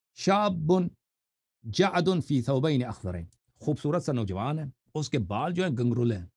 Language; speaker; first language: Urdu; non-native, fluent; Persian